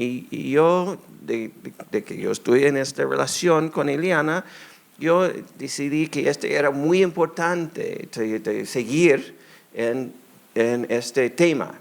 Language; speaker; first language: Spanish; non-native, fluent; English